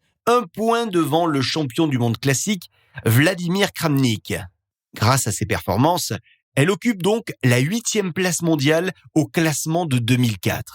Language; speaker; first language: French; native; French